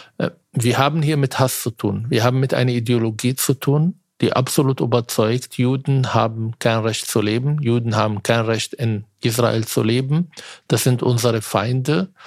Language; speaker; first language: German; non-native, fluent; Arabic